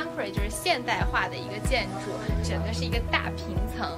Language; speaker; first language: Chinese; native; Chinese